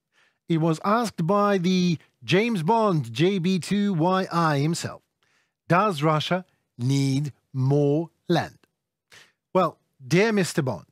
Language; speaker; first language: English; non-native, fluent; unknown